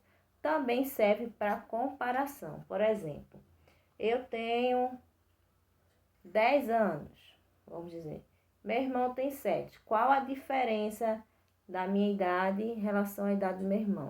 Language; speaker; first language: Portuguese; native; Portuguese